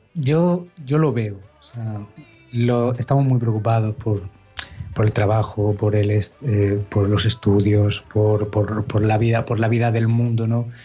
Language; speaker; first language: Spanish; native; Spanish